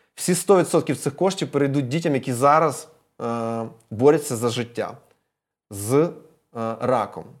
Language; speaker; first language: Ukrainian; non-native, local second language; Russian